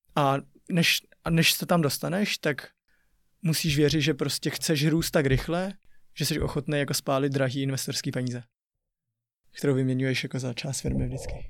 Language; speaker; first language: Czech; early bilingual, other home language; Chinese